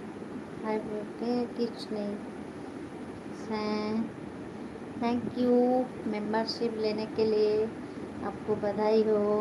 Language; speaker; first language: Hindi; non-native, learner; Bangla